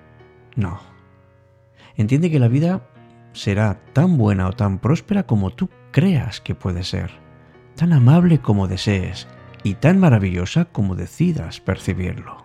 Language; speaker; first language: Spanish; native; Spanish